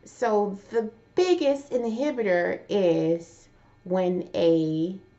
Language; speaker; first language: English; native; English